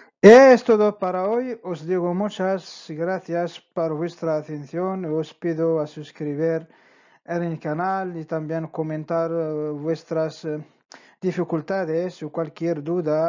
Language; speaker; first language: Spanish; non-native, fluent; Arabic